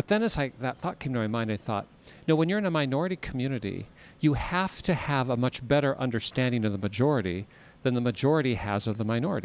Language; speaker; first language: English; native; English